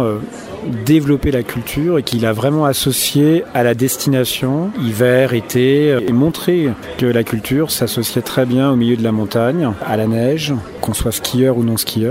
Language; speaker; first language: French; native; French